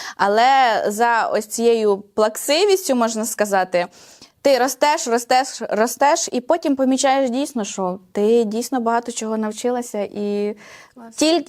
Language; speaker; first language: Ukrainian; native; Ukrainian